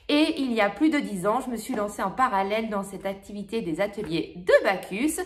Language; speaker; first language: French; native; French